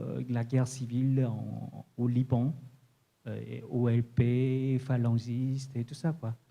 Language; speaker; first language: French; non-native, fluent; Korean